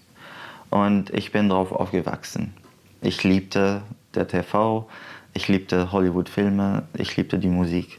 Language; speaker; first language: German; non-native, fluent; Arabic